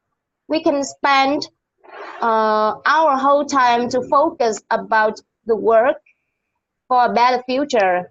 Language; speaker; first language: English; non-native, learner; Vietnamese